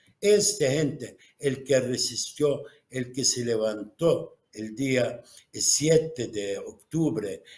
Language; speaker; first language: Spanish; non-native, fluent; Arabic